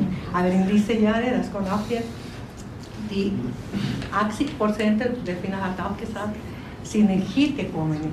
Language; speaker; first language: German; non-native, learner; Spanish